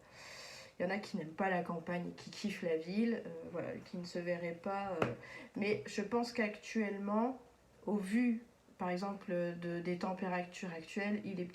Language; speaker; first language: French; native; French